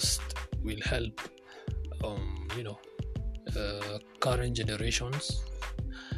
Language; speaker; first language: English; non-native, local second language; Kikuyu